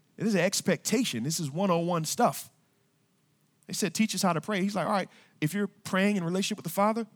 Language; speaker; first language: English; native; English